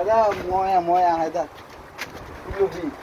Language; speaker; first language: Arabic; non-native, learner; Hindi